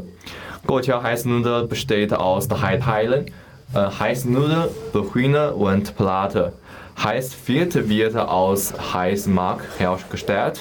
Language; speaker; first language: German; non-native, learner; Chinese